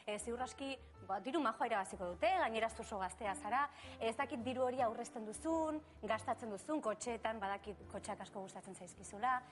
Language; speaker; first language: Basque; native; Basque